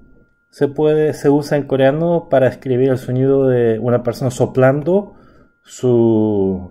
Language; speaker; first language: Spanish; non-native, fluent; Korean